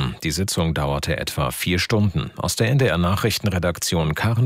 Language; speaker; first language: German; native; German